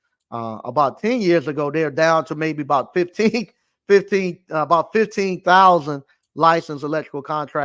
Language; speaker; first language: English; native; English